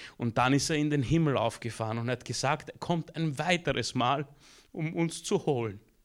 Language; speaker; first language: German; early bilingual, other home language; Romanian